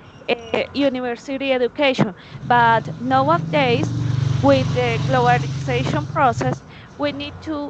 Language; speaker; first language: English; non-native, learner; Spanish